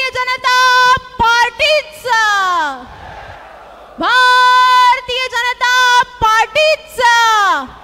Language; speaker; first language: Hindi; non-native, local second language; Marathi